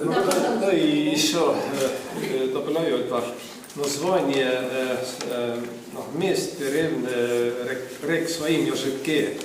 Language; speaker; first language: Russian; non-native, fluent; Estonian